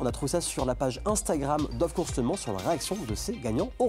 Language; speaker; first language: French; native; French